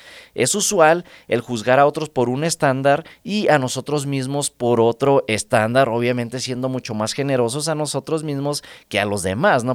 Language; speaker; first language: Spanish; native; Spanish